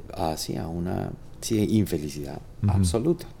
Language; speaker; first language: Spanish; native; Spanish